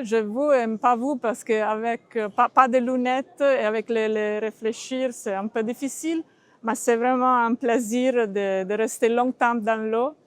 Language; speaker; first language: French; non-native, learner; Italian